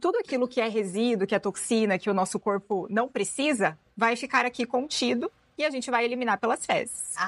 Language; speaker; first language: Portuguese; native; Portuguese